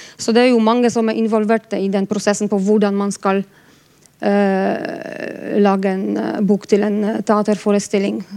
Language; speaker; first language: Norwegian; non-native, fluent; Polish